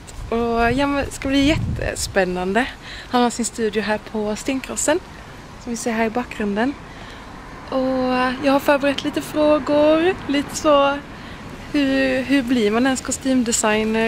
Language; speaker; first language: Swedish; native; Swedish